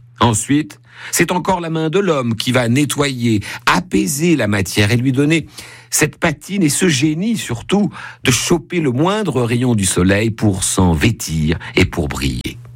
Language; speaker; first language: French; native; French